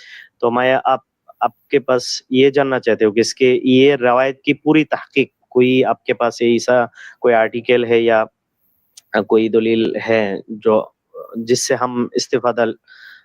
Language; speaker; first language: Hindi; non-native, learner; Bangla